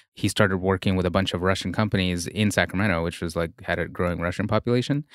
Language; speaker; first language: English; non-native, fluent; Russian